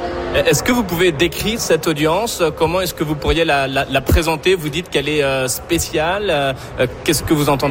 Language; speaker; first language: French; native; French